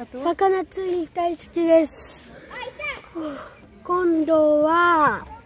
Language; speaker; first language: Japanese; early bilingual, other home language; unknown